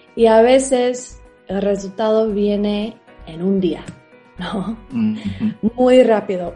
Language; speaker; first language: Spanish; non-native, fluent; English